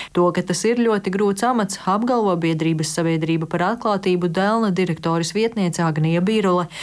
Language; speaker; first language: Latvian; native; Latvian